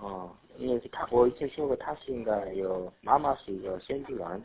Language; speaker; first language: Chinese; non-native, learner; Korean